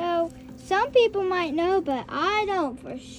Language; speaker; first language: English; native; English